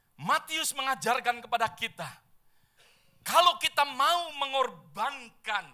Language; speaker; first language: Indonesian; native; Indonesian